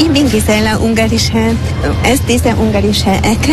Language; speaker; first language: German; non-native, learner; Hungarian